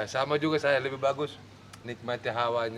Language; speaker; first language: Indonesian; non-native, local second language; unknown